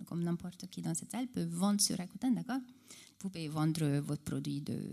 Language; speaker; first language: French; non-native, fluent; Hungarian